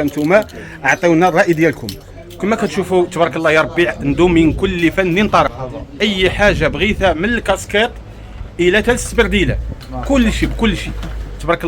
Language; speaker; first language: Arabic; native; Arabic